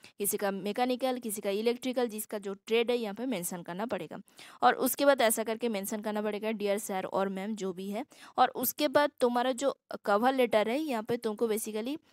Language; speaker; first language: Hindi; non-native, local second language; Assamese